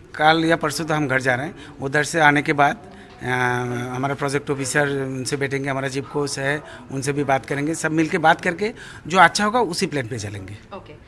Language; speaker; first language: Hindi; non-native, local second language; Bangla